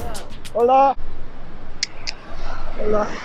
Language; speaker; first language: Spanish; non-native, learner; English